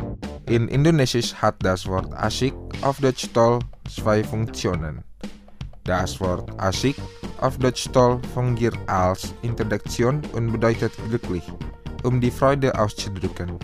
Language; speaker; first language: German; non-native, fluent; Indonesian